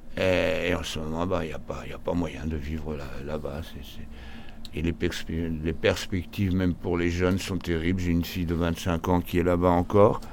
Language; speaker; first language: French; early bilingual, other home language; Portuguese